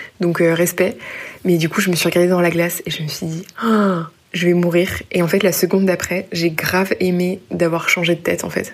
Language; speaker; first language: French; native; French